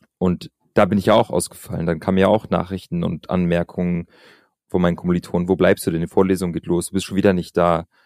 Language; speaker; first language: German; early bilingual, other home language; Albanian